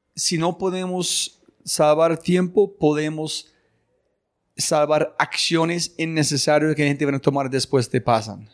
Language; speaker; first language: Spanish; non-native, learner; English